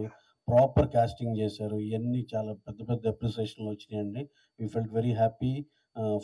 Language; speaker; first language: Telugu; native; Telugu